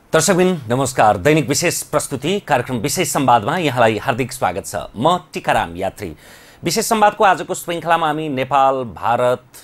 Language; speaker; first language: Nepali; native; Nepali